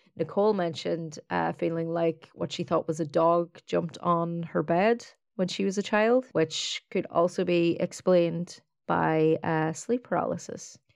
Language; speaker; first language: English; native; English